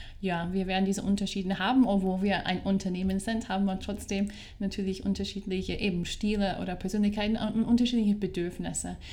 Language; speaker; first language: German; non-native, fluent; English